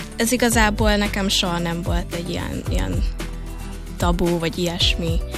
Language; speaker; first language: Hungarian; early bilingual, heritage; Hungarian